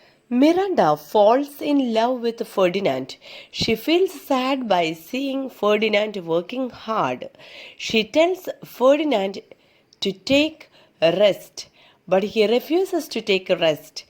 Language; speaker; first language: English; non-native, local second language; Malayalam